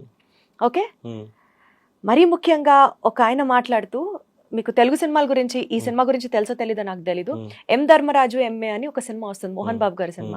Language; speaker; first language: Telugu; native; Telugu